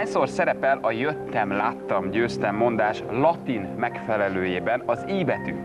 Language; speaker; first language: Hungarian; native; Hungarian